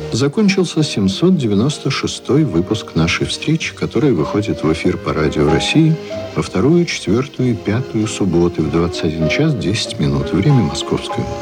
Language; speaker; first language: Russian; native; Russian